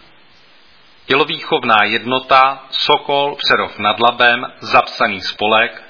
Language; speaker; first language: Czech; native; Czech